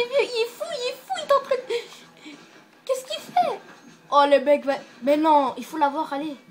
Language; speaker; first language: French; native; French